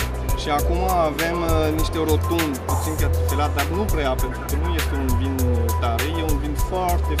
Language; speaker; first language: Romanian; non-native, fluent; French